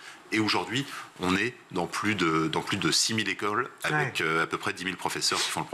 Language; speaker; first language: French; native; French